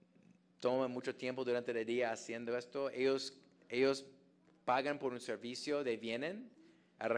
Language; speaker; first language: Spanish; non-native, fluent; English